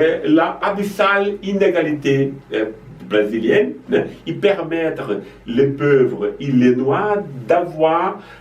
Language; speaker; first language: French; non-native, fluent; Portuguese